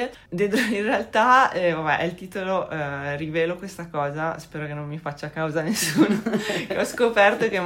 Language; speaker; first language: Italian; native; Italian